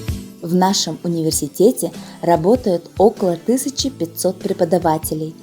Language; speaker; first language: Russian; non-native, fluent; Mongolian